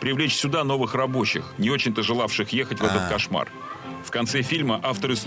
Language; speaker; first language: Russian; native; Russian